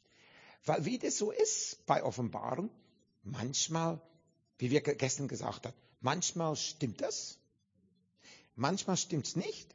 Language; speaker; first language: German; non-native, learner; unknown